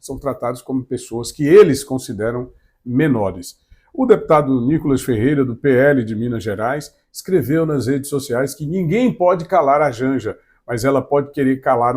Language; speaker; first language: Portuguese; native; Portuguese